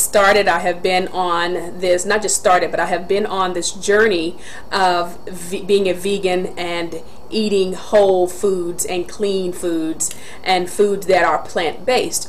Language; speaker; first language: English; native; English